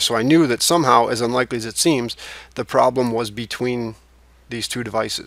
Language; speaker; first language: English; native; English